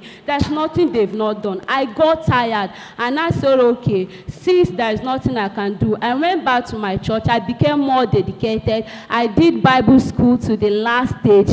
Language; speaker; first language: English; non-native, local second language; Igbo